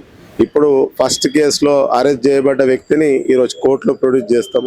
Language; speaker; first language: Telugu; native; Telugu